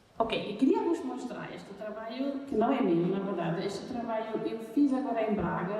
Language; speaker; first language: Portuguese; non-native, fluent; German